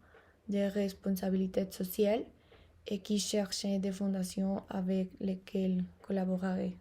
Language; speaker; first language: French; non-native, learner; Spanish